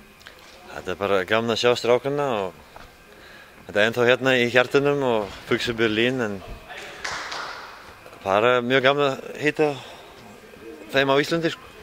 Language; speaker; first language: Icelandic; non-native, fluent; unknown